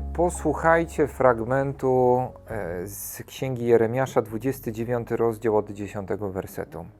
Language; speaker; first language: Polish; native; Polish